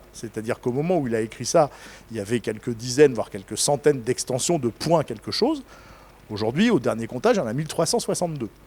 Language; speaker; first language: French; native; French